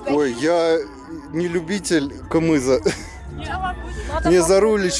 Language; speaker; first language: Russian; native; Russian